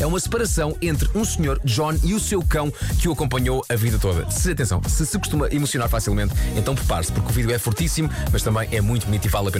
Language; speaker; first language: Portuguese; native; Portuguese